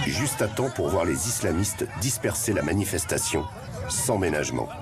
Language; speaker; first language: French; native; French